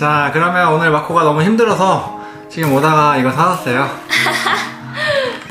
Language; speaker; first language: Korean; native; Korean